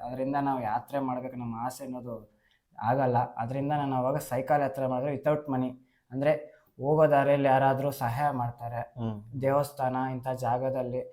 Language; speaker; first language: Kannada; native; Kannada